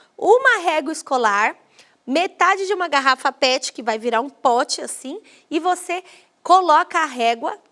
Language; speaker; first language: Portuguese; native; Portuguese